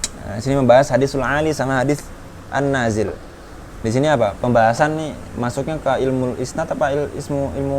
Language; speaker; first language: Indonesian; native; Indonesian